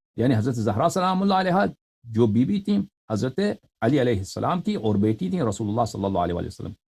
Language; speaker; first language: Urdu; non-native, fluent; Persian